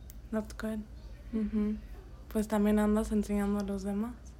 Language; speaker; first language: Spanish; early bilingual, other home language; English